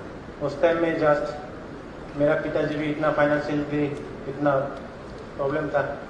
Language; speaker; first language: Hindi; non-native, local second language; Bodo